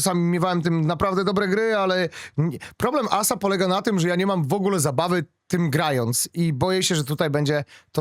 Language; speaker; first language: Polish; native; Polish